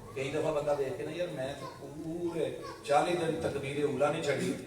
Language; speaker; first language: Urdu; non-native, local second language; Punjabi